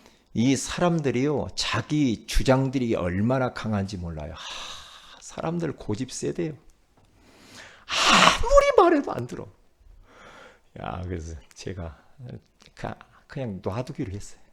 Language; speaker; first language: Korean; native; Korean